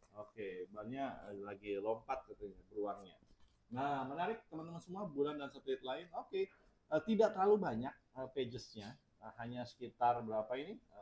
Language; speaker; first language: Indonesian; native; Indonesian